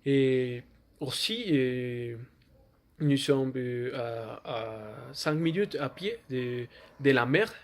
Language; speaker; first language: French; non-native, learner; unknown